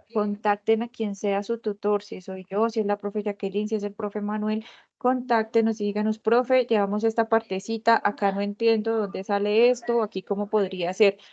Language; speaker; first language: Spanish; native; Spanish